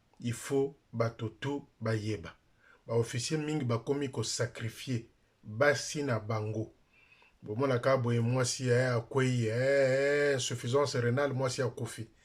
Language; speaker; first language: Lingala; non-native, local second language; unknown